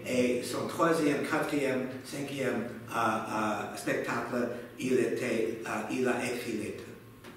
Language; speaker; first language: French; non-native, fluent; English